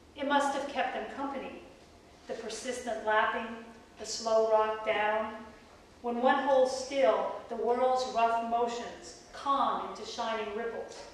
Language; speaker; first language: English; native; English